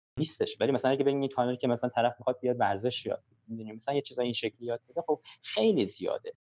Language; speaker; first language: Persian; early bilingual, heritage; Persian